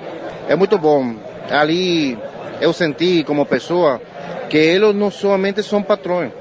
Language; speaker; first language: Portuguese; non-native, learner; Spanish